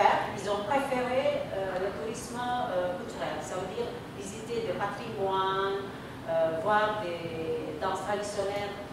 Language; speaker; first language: French; non-native, fluent; Indonesian